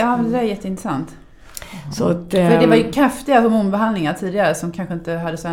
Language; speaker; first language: Swedish; native; Swedish